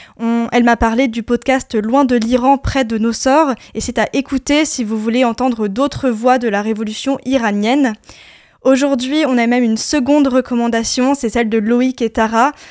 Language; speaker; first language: French; native; French